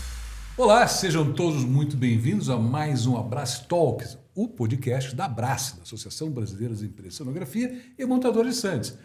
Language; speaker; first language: Portuguese; native; Portuguese